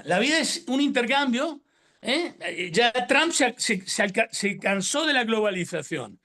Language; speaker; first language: Spanish; native; Spanish